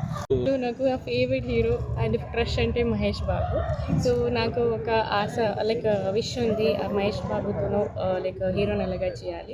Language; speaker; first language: Telugu; non-native, learner; Kannada